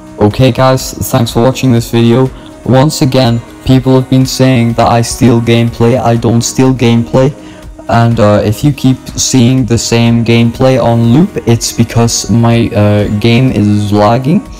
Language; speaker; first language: English; native; English